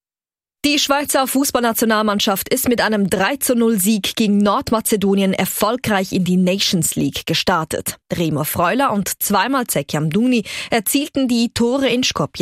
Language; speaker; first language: German; native; German